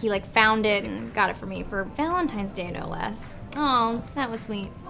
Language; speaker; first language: English; native; English